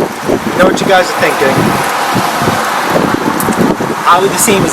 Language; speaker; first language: English; native; English